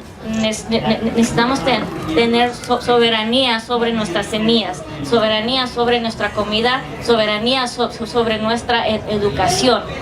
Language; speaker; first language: Spanish; early bilingual, heritage; English